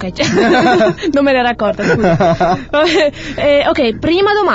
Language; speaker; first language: Italian; native; Italian